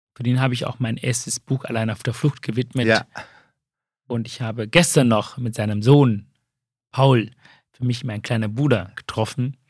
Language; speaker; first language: German; early bilingual, other home language; Sinhala